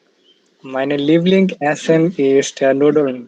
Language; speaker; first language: German; non-native, learner; Bangla